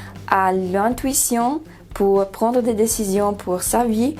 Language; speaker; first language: French; non-native, learner; English